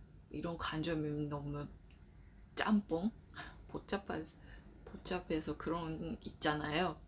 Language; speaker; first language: Korean; non-native, learner; Japanese